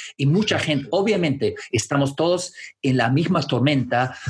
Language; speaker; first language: Spanish; non-native, fluent; English